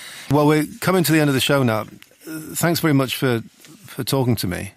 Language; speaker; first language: English; native; English